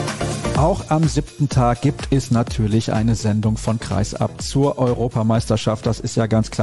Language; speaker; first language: German; native; German